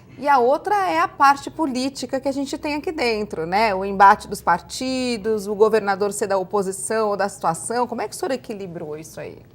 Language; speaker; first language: Portuguese; native; Portuguese